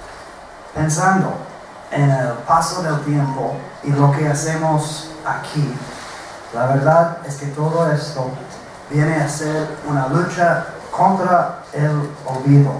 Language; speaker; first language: Spanish; non-native, fluent; English